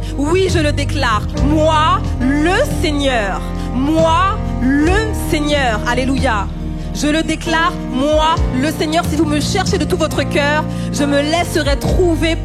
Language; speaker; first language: French; native; French